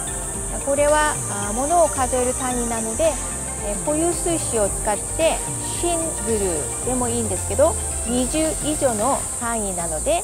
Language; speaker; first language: Japanese; non-native, fluent; Korean